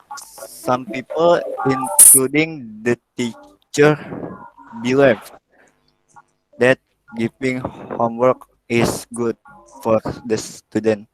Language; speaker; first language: English; non-native, learner; Indonesian